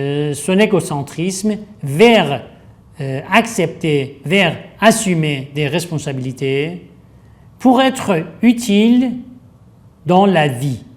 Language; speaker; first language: French; non-native, fluent; Persian